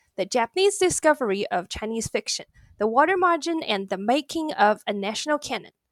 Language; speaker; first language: English; non-native, fluent; Chinese